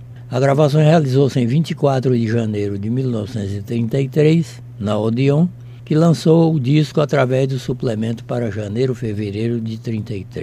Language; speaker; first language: Portuguese; native; Portuguese